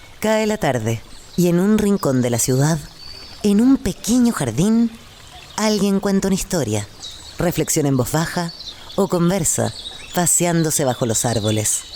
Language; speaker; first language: Spanish; native; Spanish